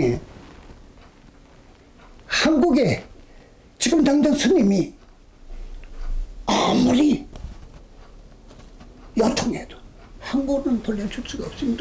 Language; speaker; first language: Korean; native; Korean